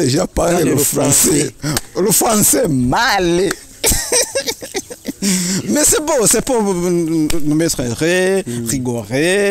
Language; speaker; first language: French; non-native, learner; Rundi